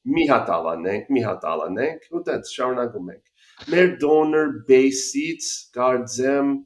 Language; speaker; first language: Armenian; early bilingual, heritage; Armenian